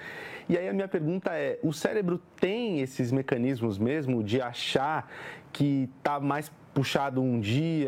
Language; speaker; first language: Portuguese; native; Portuguese